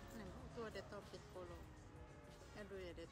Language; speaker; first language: Italian; non-native, learner; Thai